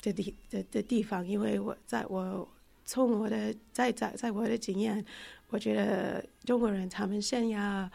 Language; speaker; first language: Chinese; non-native, fluent; English